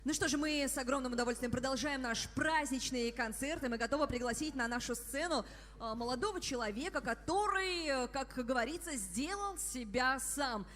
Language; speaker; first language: Russian; native; Russian